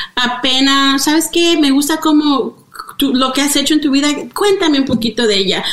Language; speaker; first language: Spanish; early bilingual, heritage; Spanish